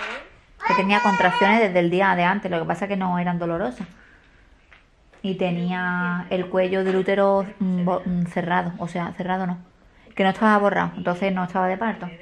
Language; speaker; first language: Spanish; native; Spanish